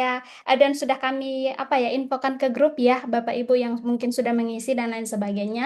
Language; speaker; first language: Indonesian; native; Indonesian